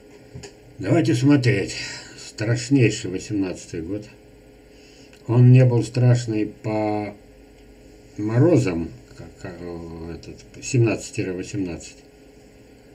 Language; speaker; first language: Russian; native; Russian